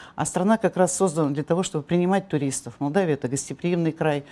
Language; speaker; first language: Russian; native; Russian